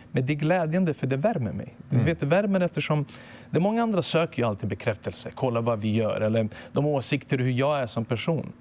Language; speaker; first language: Swedish; early bilingual, other home language; Serbian